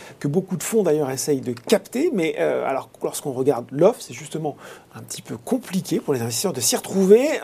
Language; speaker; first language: French; native; French